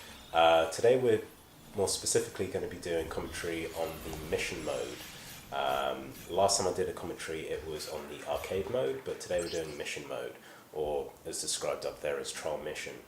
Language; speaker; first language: English; native; English